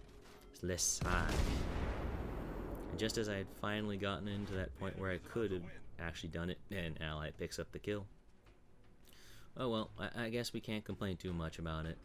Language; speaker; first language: English; native; English